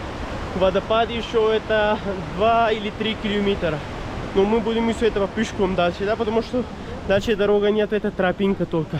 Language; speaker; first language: Russian; non-native, learner; Pashto